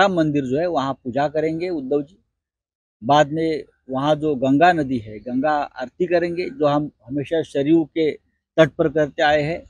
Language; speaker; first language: Hindi; non-native, local second language; Marathi